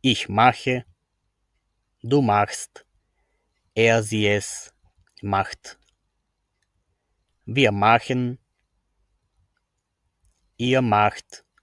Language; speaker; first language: German; non-native, fluent; Macedonian